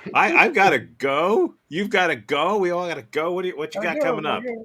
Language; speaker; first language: English; native; English